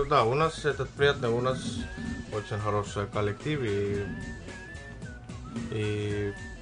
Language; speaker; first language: Russian; non-native, learner; Estonian